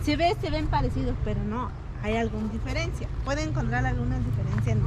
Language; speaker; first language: Spanish; native; Spanish